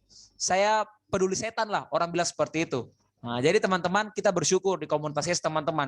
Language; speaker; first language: Indonesian; native; Indonesian